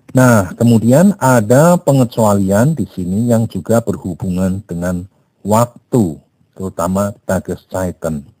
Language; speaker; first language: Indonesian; native; Indonesian